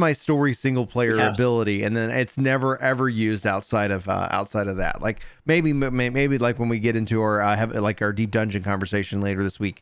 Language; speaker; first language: English; native; English